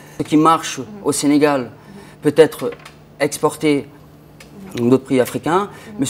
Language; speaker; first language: French; non-native, local second language; Wolof